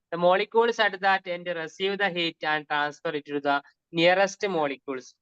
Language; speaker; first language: English; non-native, local second language; Malayalam